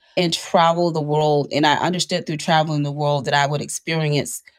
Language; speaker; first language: English; native; English